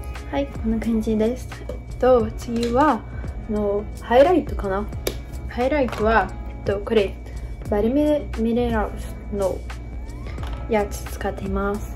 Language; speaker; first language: Japanese; non-native, learner; Portuguese